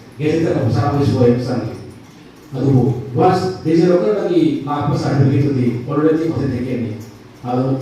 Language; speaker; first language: Manipuri; native; Manipuri